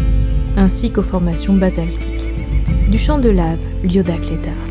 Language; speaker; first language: French; native; French